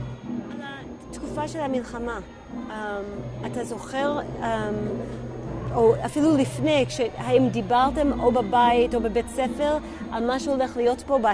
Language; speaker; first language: Hebrew; native; Hebrew